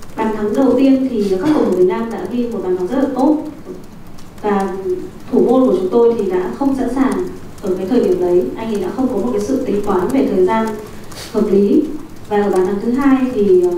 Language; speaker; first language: Vietnamese; native; Vietnamese